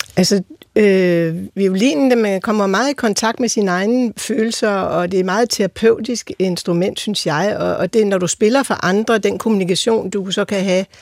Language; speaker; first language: Danish; native; Danish